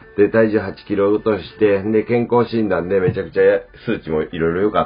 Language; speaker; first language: Japanese; native; Japanese